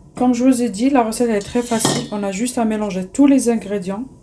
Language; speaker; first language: French; non-native, local second language; Arabic